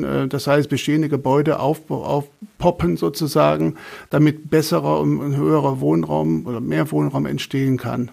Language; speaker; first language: German; native; German